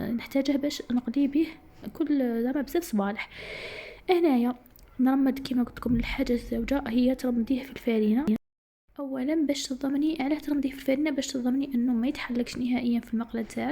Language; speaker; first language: Arabic; native; Arabic